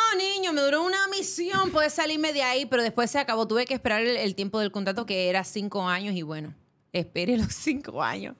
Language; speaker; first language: Spanish; early bilingual, heritage; Spanish